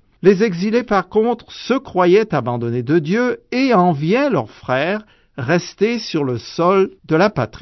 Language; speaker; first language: French; native; French